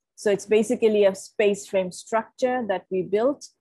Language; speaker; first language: English; non-native, local second language; Bangla